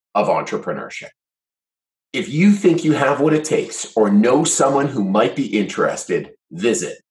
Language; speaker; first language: English; native; English